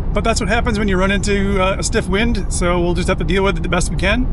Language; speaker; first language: English; native; English